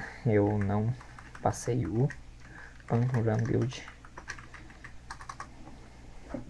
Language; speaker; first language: Portuguese; native; Portuguese